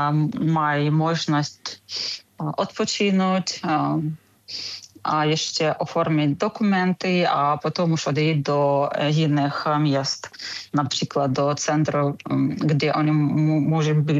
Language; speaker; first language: Czech; non-native, learner; Ukrainian